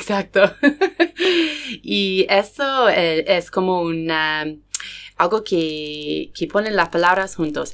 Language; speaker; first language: Spanish; non-native, fluent; English